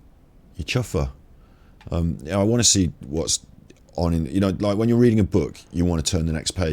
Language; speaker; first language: English; native; English